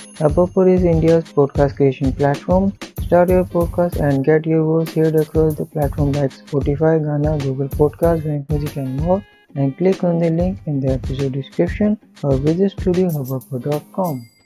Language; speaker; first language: English; non-native, local second language; Hindi